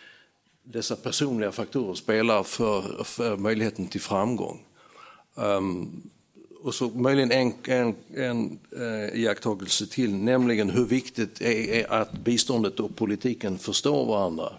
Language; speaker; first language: Swedish; native; Swedish